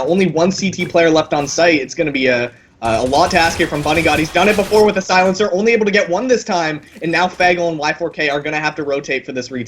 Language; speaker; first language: English; native; English